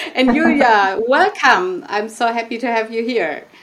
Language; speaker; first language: English; non-native, fluent; German